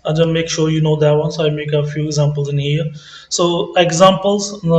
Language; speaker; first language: English; non-native, local second language; Punjabi